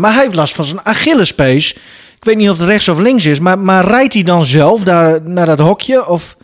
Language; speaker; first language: Dutch; native; Dutch